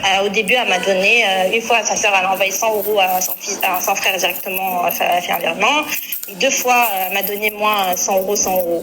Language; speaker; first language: French; native; French